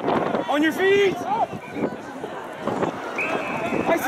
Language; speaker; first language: English; native; English